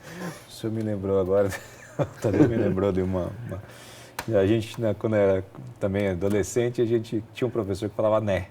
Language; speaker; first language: Portuguese; native; Portuguese